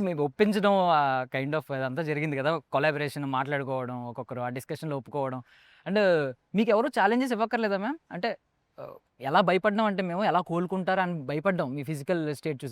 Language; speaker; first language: Telugu; native; Telugu